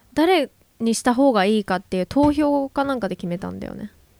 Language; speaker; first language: Japanese; native; Japanese